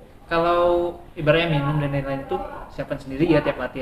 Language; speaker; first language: Indonesian; native; Indonesian